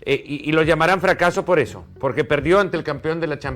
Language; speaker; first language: Spanish; native; Spanish